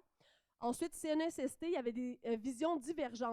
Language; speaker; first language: French; native; French